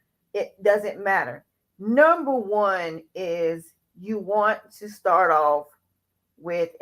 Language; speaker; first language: English; native; English